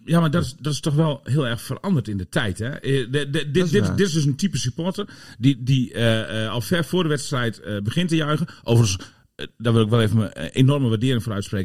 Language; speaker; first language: Dutch; native; Dutch